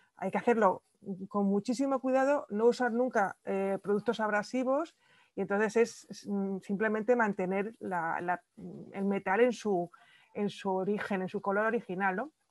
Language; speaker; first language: Spanish; native; Spanish